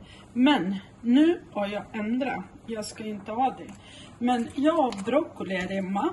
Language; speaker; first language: Swedish; non-native, local second language; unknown